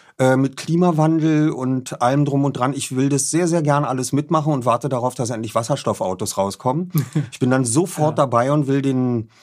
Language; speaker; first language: German; native; German